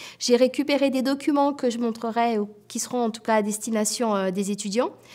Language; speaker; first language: French; native; French